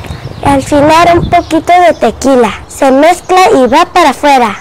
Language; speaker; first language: Spanish; early bilingual, other home language; Cantonese